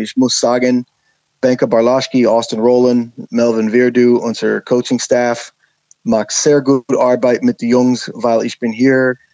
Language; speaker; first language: German; non-native, learner; English